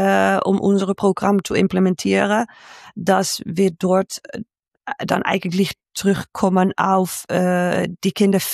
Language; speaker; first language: German; non-native, fluent; Dutch